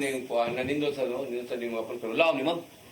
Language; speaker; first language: Cebuano; native; Cebuano